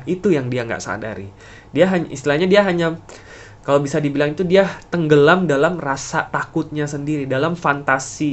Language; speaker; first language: Indonesian; native; Indonesian